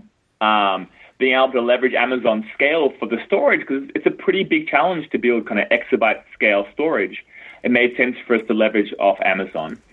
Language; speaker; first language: English; native; English